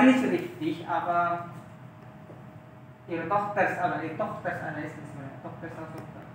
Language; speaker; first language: German; non-native, learner; Indonesian